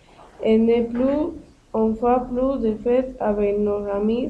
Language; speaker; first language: French; non-native, learner; Spanish